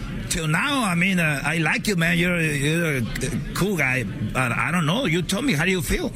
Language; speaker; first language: English; non-native, fluent; Spanish